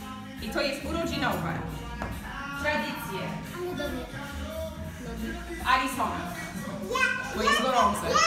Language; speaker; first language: Polish; early bilingual, heritage; Polish